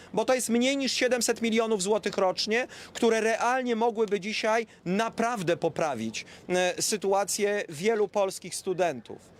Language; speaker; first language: Polish; native; Polish